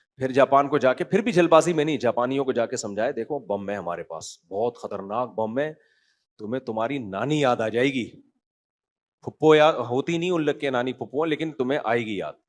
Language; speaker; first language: Urdu; native; Urdu